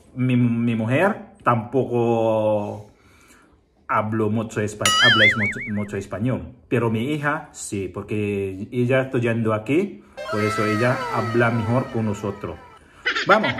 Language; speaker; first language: Spanish; non-native, learner; Filipino